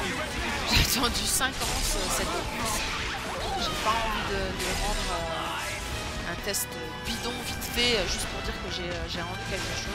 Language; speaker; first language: French; native; French